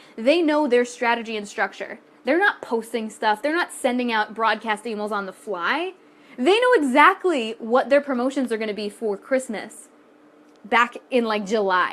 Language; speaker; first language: English; native; English